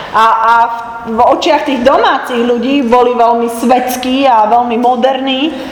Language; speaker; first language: Slovak; native; Slovak